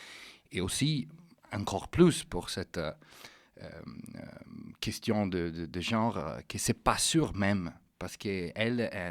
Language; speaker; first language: French; non-native, fluent; Italian